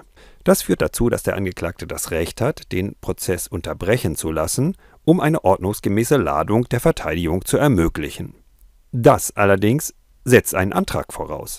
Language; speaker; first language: German; native; German